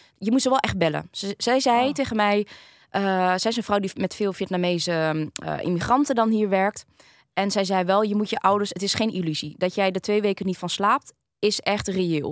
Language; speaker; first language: Dutch; early bilingual, other home language; Vietnamese